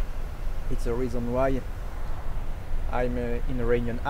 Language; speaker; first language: English; non-native, learner; French